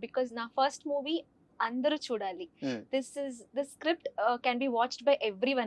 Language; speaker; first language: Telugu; non-native, learner; Kannada